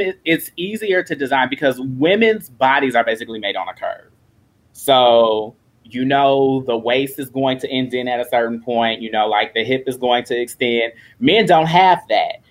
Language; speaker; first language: English; native; English